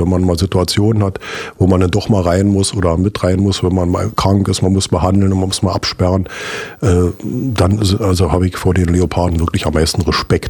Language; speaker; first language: German; native; German